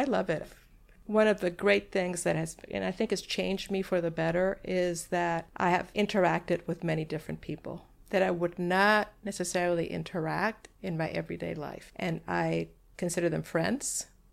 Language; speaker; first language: English; non-native, fluent; Spanish